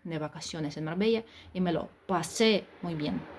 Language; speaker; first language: Spanish; non-native, fluent; Ukrainian